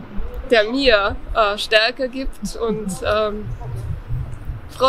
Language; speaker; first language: German; non-native, fluent; Polish